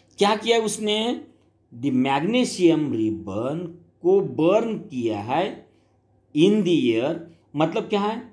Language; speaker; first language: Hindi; non-native, local second language; Marathi